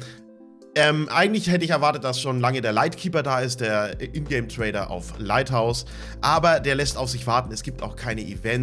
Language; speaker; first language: German; native; German